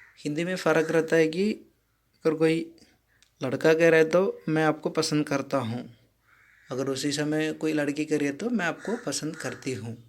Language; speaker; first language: Hindi; non-native, local second language; Tamil